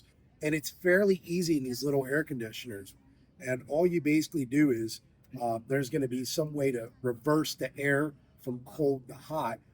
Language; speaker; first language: English; native; English